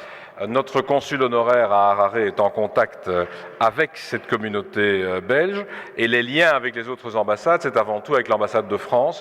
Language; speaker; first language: French; native; French